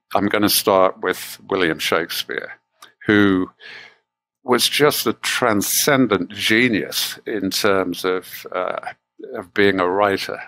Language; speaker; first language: English; native; English